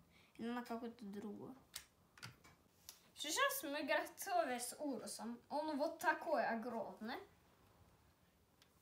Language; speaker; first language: Russian; early bilingual, heritage; Russian